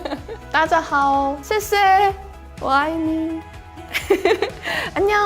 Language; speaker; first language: Chinese; non-native, learner; Korean